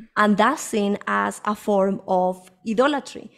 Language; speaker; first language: English; early bilingual, other home language; Spanish